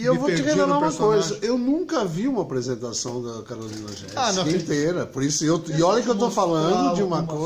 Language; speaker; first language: Portuguese; native; Portuguese